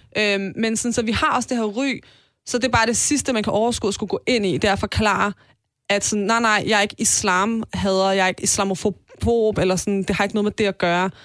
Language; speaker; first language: Danish; early bilingual, other home language; Persian